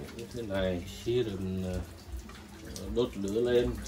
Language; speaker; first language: Vietnamese; non-native, local second language; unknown